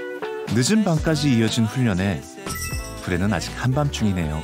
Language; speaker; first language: Korean; native; Korean